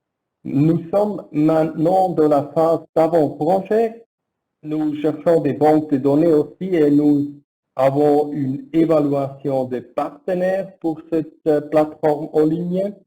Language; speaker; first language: French; non-native, learner; German